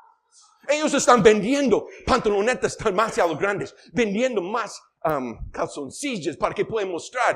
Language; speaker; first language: Spanish; non-native, fluent; English